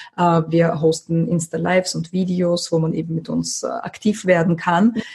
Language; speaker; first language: German; early bilingual, other home language; Russian